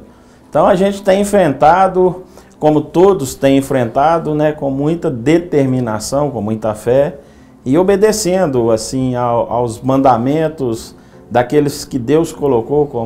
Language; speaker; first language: Portuguese; native; Portuguese